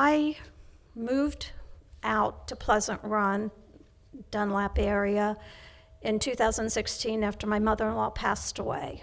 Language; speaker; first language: English; native; English